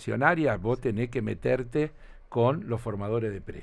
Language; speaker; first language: Spanish; native; Spanish